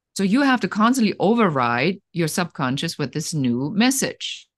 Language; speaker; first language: English; non-native, fluent; German